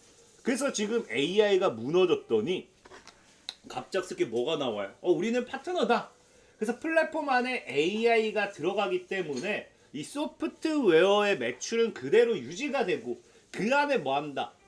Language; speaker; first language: Korean; native; Korean